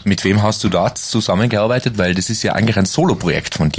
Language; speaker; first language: German; native; German